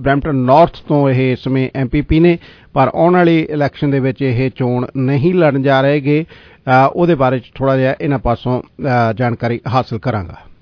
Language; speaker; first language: Punjabi; native; Punjabi